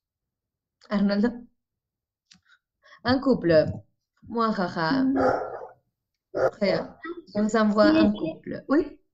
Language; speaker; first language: French; non-native, fluent; Spanish